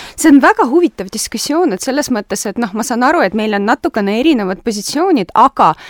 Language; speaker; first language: Estonian; non-native, local second language; Russian